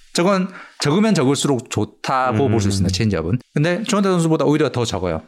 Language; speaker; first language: Korean; native; Korean